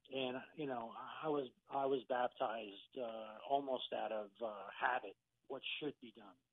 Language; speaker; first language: English; native; English